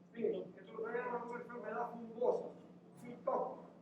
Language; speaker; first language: Spanish; native; Spanish